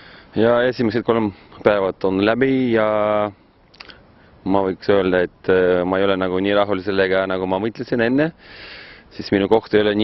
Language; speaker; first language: Estonian; non-native, local second language; Russian